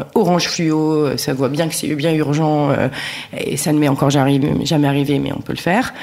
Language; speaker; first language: French; native; French